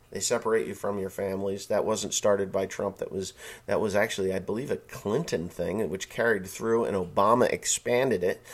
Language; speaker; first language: English; native; English